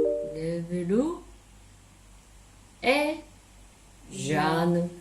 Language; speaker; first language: French; non-native, learner; Chinese